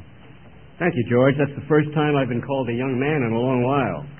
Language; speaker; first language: English; native; English